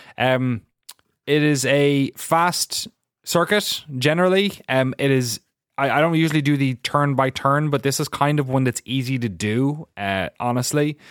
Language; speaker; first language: English; native; English